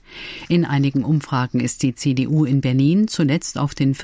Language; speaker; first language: German; native; German